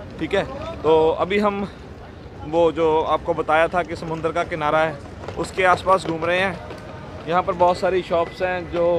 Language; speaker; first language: Hindi; non-native, local second language; Punjabi